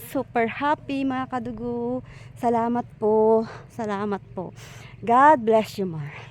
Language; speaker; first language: Filipino; non-native, local second language; Iloko